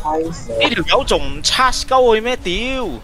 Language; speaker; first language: Chinese; native; Chinese